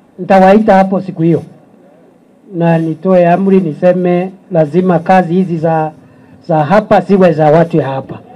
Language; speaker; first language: Swahili; non-native, local second language; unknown